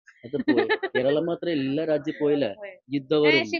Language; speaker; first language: Malayalam; non-native, local second language; Nepali